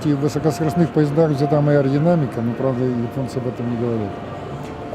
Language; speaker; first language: Russian; native; Russian